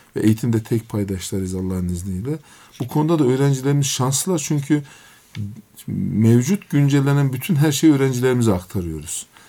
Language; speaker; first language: Turkish; native; Turkish